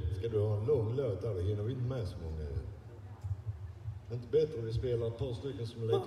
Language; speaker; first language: Swedish; native; Swedish